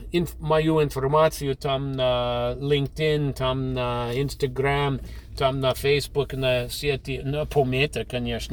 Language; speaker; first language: Russian; non-native, fluent; English